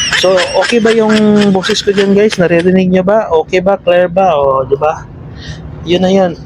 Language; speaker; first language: Filipino; non-native, local second language; Cebuano